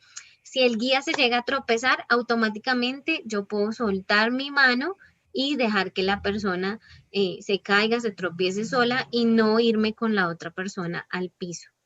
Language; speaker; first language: Spanish; native; Spanish